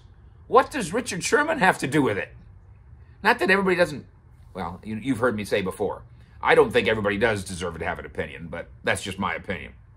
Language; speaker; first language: English; native; English